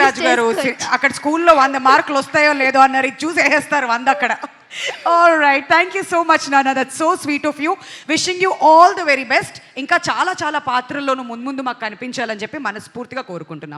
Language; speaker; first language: Telugu; native; Telugu